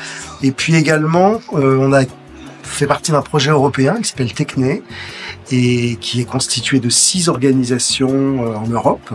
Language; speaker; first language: French; native; French